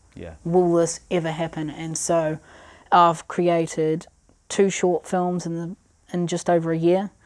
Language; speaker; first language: English; native; English